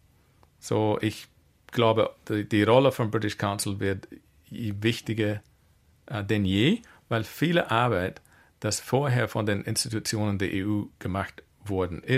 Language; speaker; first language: German; non-native, fluent; English